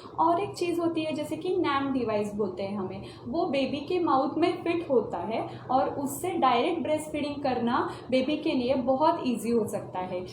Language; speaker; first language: Hindi; non-native, local second language; Marathi